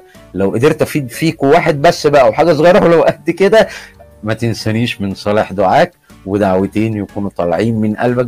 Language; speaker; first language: Arabic; native; Arabic